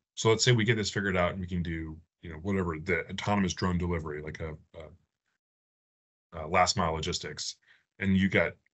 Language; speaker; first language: English; native; English